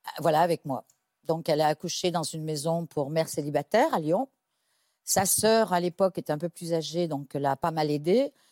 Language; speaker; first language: French; native; French